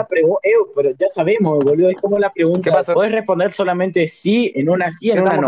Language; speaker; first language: Spanish; native; Spanish